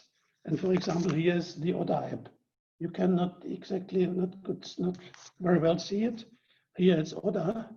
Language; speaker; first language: English; non-native, fluent; German